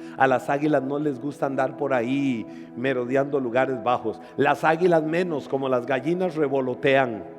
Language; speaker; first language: Spanish; native; Spanish